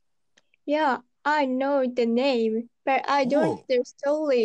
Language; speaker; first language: English; non-native, learner; Japanese